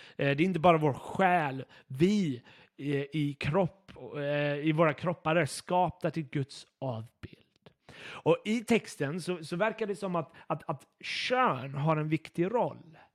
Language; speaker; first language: Swedish; non-native, fluent; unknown